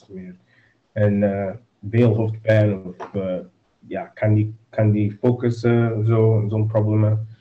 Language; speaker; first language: Dutch; non-native, learner; English